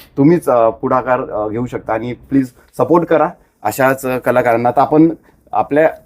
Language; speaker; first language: Marathi; native; Marathi